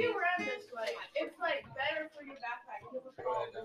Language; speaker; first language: English; non-native, fluent; Portuguese